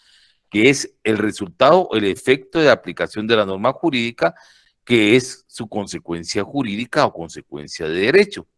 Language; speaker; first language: Spanish; native; Spanish